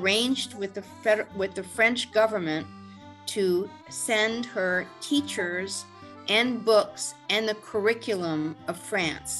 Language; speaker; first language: English; native; English